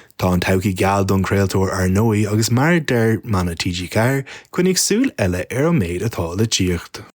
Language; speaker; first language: Irish; native; Irish